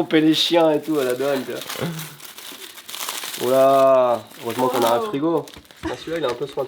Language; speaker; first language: French; native; French